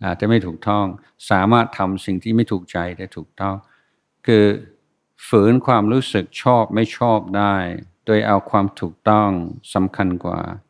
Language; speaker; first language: Thai; non-native, fluent; English